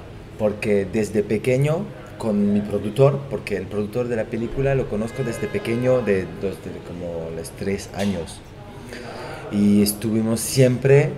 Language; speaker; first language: Spanish; non-native, fluent; Portuguese